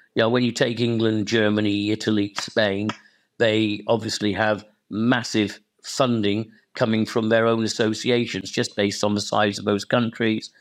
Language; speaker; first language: English; native; English